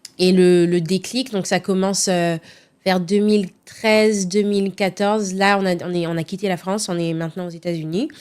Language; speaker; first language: French; early bilingual, other home language; Lingala